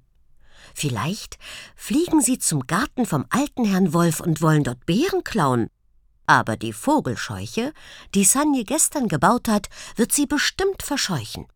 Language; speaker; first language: German; native; German